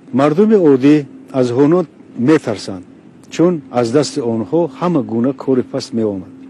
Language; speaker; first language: Tajik; non-native, local second language; Shughni